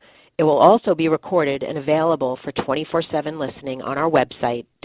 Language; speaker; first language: English; native; English